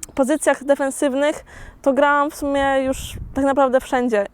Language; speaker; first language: Polish; early bilingual, heritage; Polish